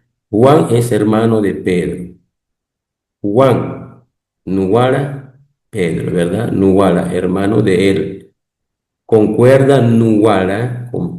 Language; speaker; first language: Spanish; non-native, local second language; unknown